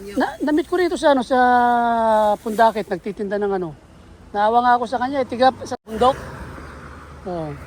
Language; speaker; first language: Filipino; native; Filipino